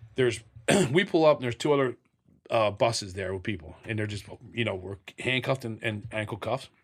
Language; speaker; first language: English; native; English